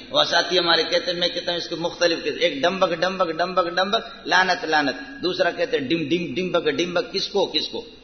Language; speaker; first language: Urdu; non-native, local second language; Brahui